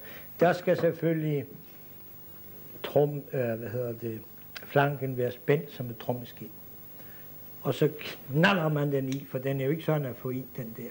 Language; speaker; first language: Danish; native; Danish